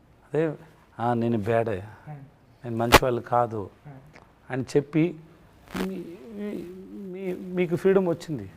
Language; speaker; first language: Telugu; non-native, learner; Tamil